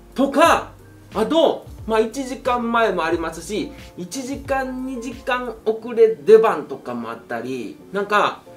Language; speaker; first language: Japanese; native; Japanese